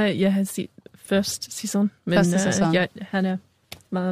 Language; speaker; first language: Danish; non-native, fluent; English